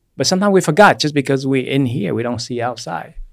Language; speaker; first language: English; non-native, fluent; Vietnamese